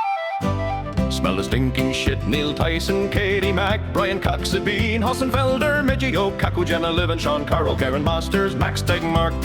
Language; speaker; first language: English; non-native, fluent; Finnish